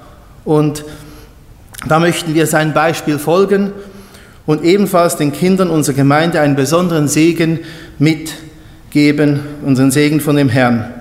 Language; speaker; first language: German; native; German